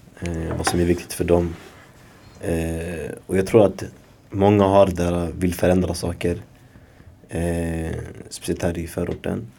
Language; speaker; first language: Swedish; early bilingual, other home language; Somali